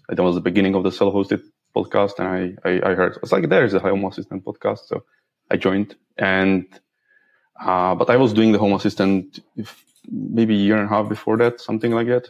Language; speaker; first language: English; non-native, fluent; Czech